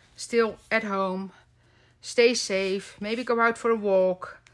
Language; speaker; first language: English; non-native, fluent; Dutch